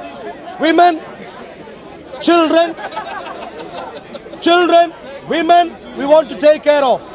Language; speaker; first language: English; non-native, fluent; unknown